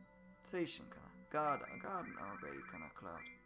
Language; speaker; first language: Japanese; non-native, learner; English